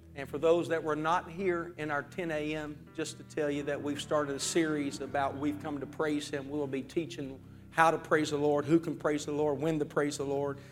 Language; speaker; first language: English; native; English